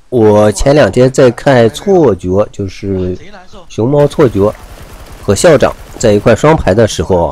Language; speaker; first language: Chinese; native; Chinese